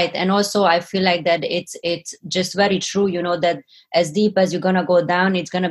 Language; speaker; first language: English; non-native, fluent; Hungarian